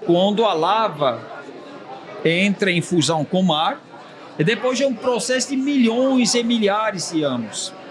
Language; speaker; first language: Portuguese; non-native, fluent; Swiss German